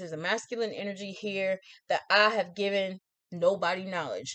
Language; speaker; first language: English; native; English